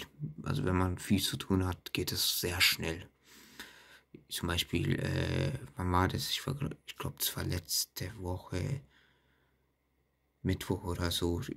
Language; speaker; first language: German; early bilingual, other home language; Turkish